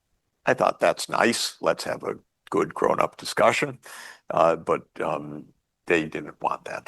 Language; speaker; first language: English; native; English